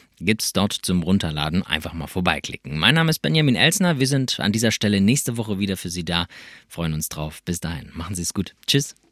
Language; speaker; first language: German; native; German